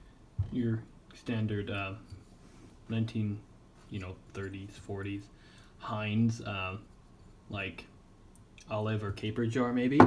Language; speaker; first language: English; native; English